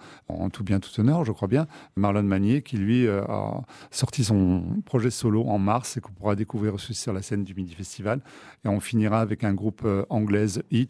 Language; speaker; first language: French; native; French